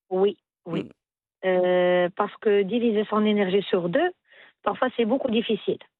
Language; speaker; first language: French; non-native, local second language; Arabic